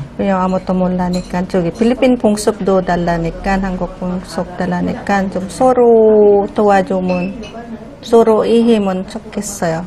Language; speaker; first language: Korean; non-native, learner; Filipino